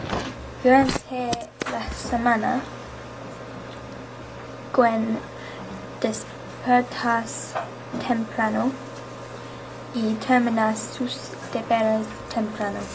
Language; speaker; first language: Spanish; non-native, learner; English